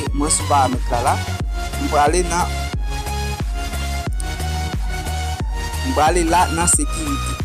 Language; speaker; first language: French; non-native, learner; Haitian Creole